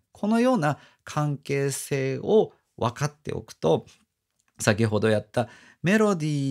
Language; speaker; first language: Japanese; native; Japanese